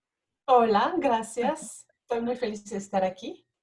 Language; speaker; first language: Spanish; non-native, fluent; French